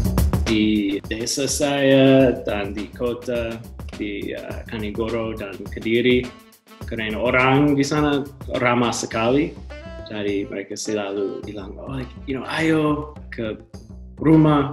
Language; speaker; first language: Indonesian; non-native, learner; English